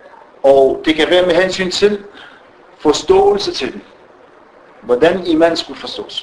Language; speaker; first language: Danish; non-native, fluent; Arabic